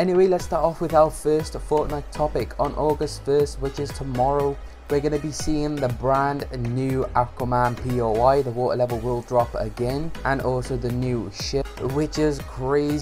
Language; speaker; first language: English; native; English